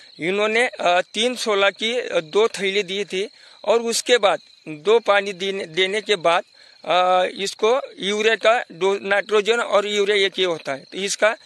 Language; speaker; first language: Hindi; non-native, local second language; Marathi